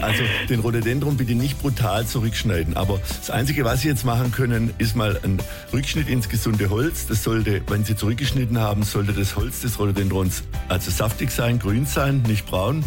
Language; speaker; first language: German; native; German